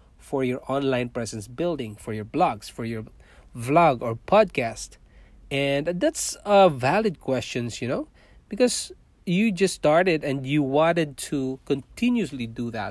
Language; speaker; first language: English; non-native, local second language; Cebuano